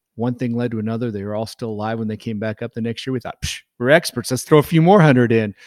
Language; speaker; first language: English; native; English